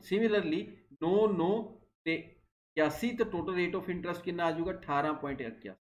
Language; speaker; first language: Hindi; non-native, local second language; Punjabi